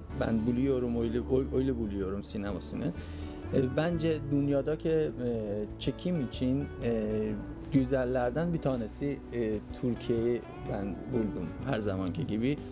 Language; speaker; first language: Turkish; non-native, fluent; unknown